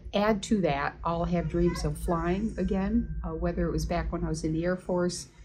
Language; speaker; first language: English; native; English